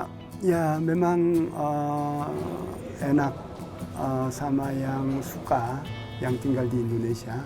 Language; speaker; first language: Indonesian; non-native, learner; Korean